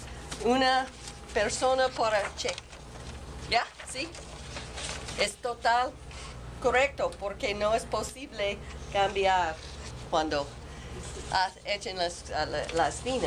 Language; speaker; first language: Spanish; non-native, learner; English